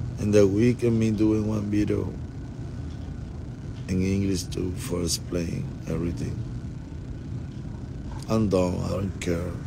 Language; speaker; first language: English; non-native, learner; Spanish